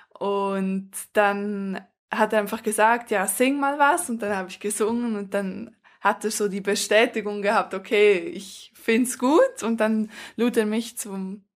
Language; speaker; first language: German; native; German